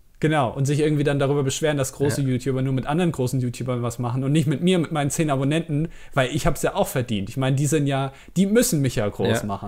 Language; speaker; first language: German; native; German